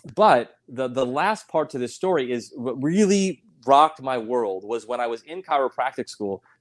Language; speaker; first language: English; native; English